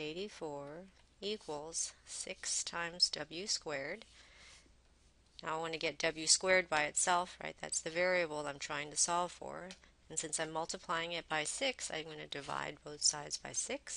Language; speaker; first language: English; native; English